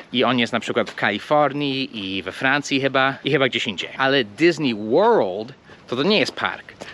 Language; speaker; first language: Polish; non-native, fluent; English